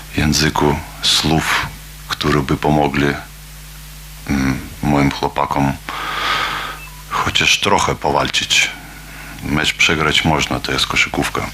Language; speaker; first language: Polish; non-native, learner; Lithuanian